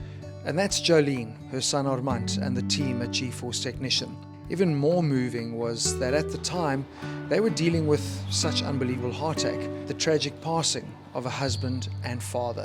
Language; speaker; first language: English; native; English